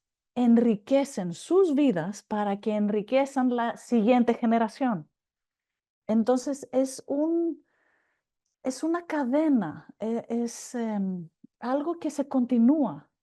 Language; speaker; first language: Spanish; non-native, fluent; Greek